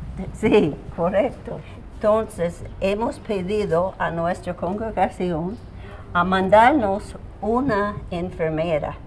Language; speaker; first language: Spanish; non-native, fluent; English